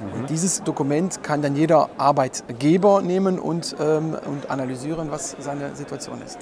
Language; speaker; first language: German; native; German